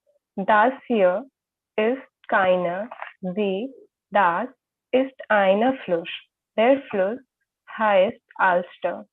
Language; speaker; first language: German; non-native, learner; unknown